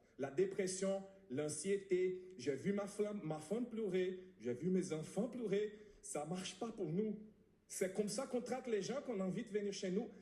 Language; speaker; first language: French; non-native, fluent; Portuguese